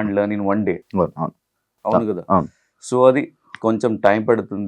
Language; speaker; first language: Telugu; non-native, learner; Hindi